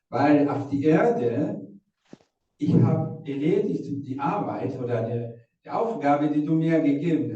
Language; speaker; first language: German; non-native, fluent; Rundi